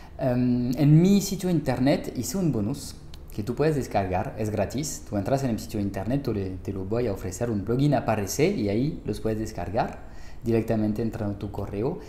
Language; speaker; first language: Spanish; non-native, fluent; French